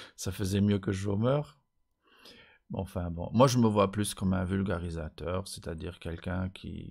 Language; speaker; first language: French; non-native, local second language; Luxembourgish